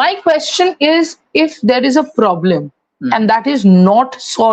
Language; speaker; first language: English; non-native, local second language; Hindi